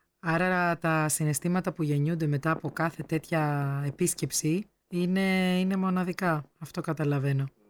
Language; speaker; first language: Greek; native; Greek